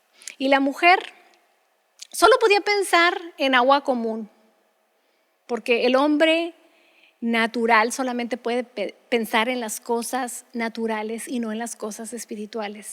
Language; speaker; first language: Spanish; native; Spanish